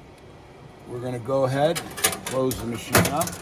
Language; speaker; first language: English; native; English